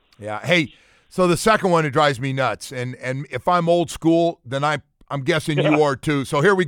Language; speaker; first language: English; native; English